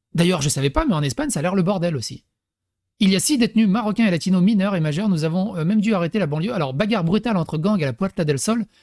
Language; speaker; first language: French; early bilingual, other home language; Serbian